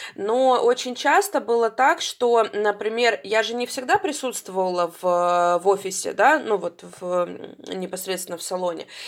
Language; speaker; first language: Russian; native; Russian